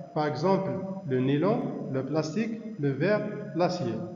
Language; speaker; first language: French; non-native, local second language; Arabic